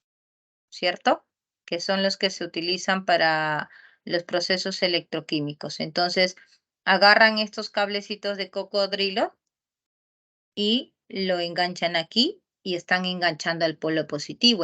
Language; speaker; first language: Spanish; native; Spanish